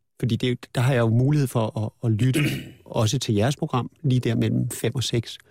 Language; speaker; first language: Danish; native; Danish